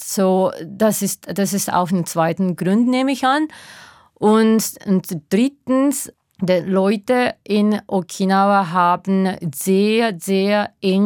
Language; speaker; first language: German; non-native, fluent; Japanese